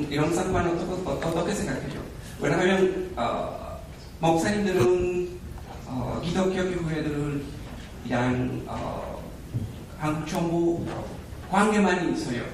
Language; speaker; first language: Korean; non-native, learner; Spanish